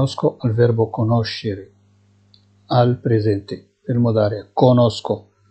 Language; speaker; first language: Italian; non-native, fluent; Arabic